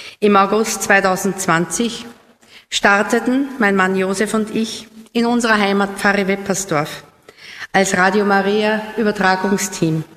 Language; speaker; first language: German; native; German